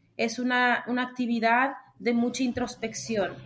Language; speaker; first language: Spanish; native; Spanish